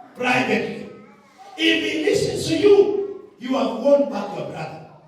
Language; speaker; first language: English; non-native, local second language; Swahili